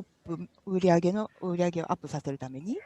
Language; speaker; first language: Japanese; native; Japanese